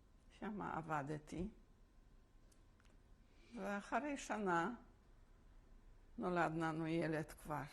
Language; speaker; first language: Hebrew; non-native, fluent; Polish